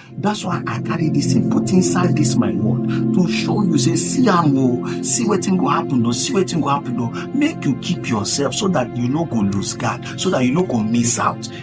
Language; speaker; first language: Nigerian Pidgin; non-native, local second language; Igbo